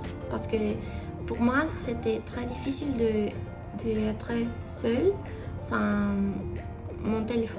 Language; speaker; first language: French; non-native, learner; Spanish